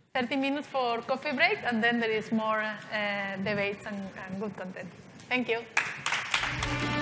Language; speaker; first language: English; non-native, fluent; Spanish